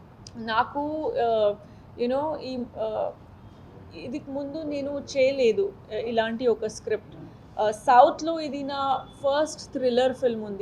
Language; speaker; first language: Telugu; non-native, learner; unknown